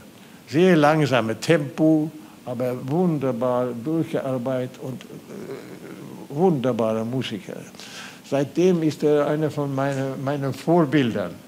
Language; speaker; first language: German; non-native, fluent; Swedish